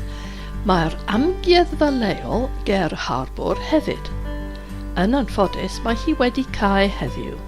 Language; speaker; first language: Welsh; non-native, fluent; English